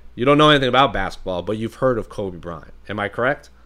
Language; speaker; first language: English; native; English